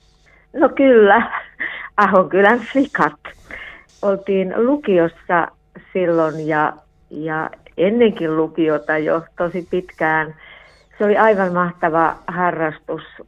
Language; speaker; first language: Finnish; native; Finnish